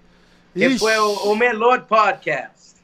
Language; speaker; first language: Portuguese; non-native, fluent; English